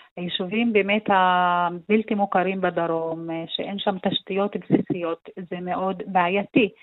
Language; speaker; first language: Hebrew; non-native, local second language; Arabic